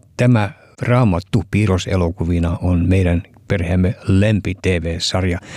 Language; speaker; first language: Finnish; early bilingual, heritage; Finnish